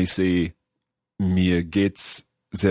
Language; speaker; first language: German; non-native, learner; English